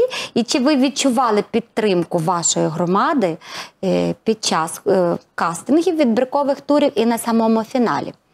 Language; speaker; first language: Ukrainian; native; Ukrainian